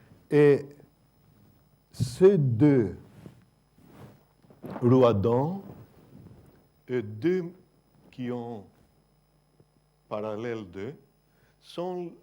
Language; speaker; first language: French; non-native, fluent; Greek